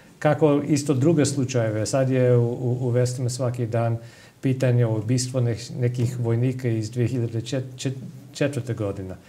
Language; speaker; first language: Serbian; non-native, fluent; English